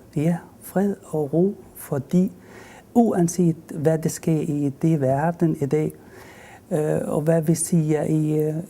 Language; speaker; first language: Danish; non-native, fluent; Arabic